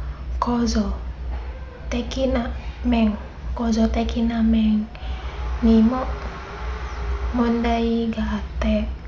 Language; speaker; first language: Japanese; non-native, learner; Indonesian